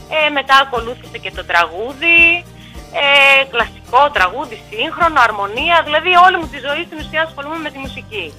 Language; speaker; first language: Greek; early bilingual, heritage; Russian